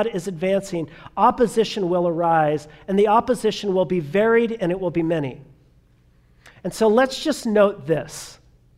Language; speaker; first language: English; native; English